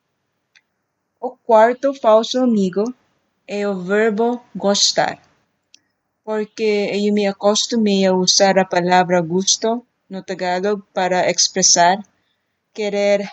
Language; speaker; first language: Portuguese; non-native, fluent; Filipino